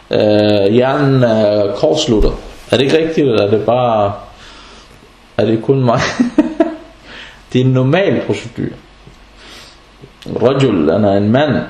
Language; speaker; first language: Danish; non-native, fluent; Arabic